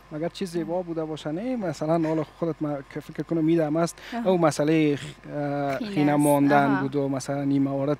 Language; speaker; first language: Persian; native; Persian